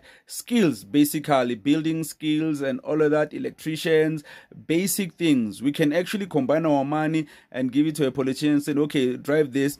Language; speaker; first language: English; non-native, local second language; Zulu